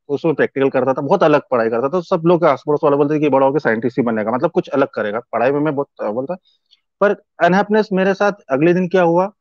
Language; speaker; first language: Hindi; native; Hindi